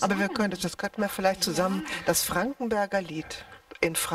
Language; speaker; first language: German; native; German